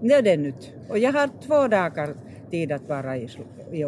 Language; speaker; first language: Swedish; non-native, learner; Finnish